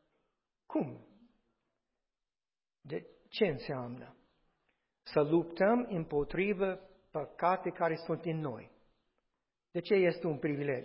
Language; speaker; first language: Romanian; non-native, fluent; English